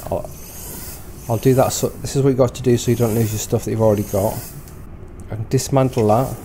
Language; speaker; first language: English; native; English